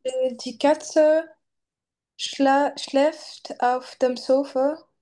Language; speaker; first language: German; non-native, learner; French